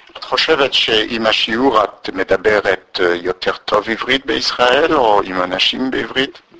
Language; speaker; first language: Hebrew; non-native, learner; French